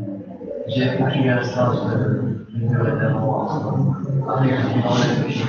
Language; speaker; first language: French; non-native, local second language; Arabic